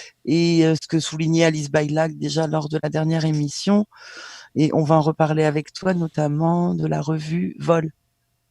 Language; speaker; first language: French; native; French